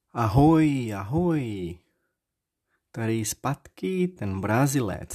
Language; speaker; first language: Czech; non-native, learner; Portuguese